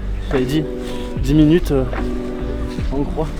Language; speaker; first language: French; native; French